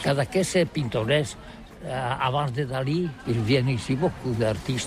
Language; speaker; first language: French; non-native, learner; Catalan